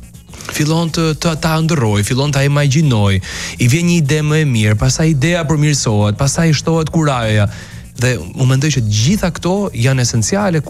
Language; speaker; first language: Albanian; native; Albanian